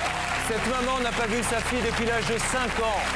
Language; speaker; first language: French; native; French